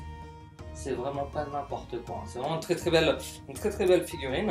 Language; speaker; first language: French; native; French